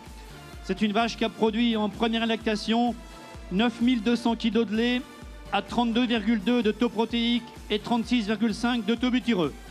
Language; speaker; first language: French; native; French